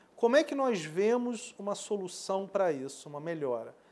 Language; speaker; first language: Portuguese; native; Portuguese